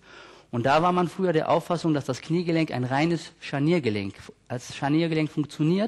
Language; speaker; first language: German; native; German